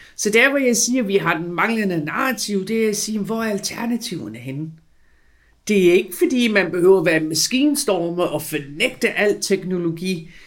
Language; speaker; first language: Danish; non-native, fluent; English